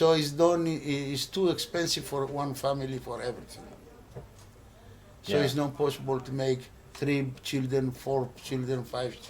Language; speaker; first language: English; non-native, learner; Greek